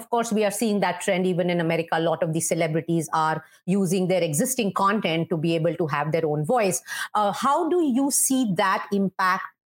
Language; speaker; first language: English; non-native, local second language; Hindi